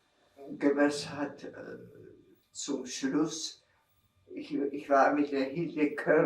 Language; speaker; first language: German; non-native, fluent; Czech